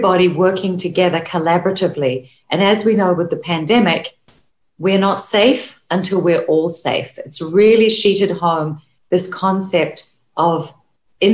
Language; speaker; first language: English; native; English